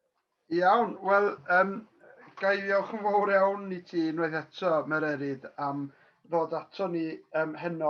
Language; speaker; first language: Welsh; native; Welsh